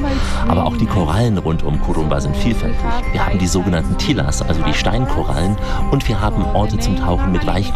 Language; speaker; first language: German; native; German